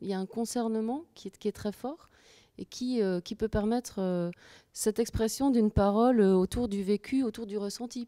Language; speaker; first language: French; native; French